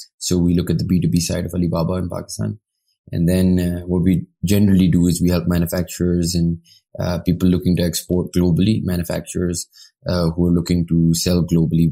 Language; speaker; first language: English; non-native, local second language; Urdu